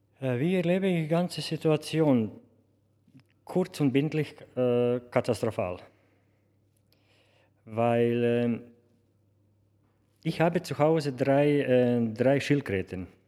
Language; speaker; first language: German; non-native, learner; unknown